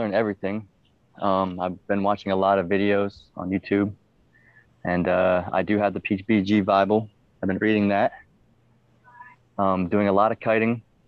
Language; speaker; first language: English; native; English